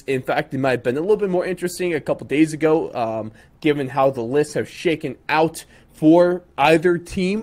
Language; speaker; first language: English; native; English